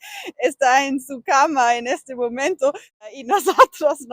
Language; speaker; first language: Spanish; non-native, learner; German